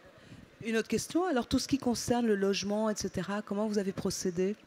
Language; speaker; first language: French; native; French